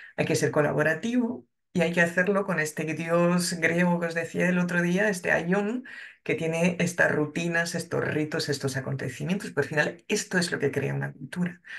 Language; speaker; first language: Spanish; non-native, fluent; French